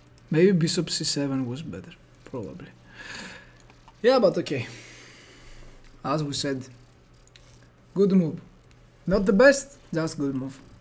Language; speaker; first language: English; non-native, fluent; Greek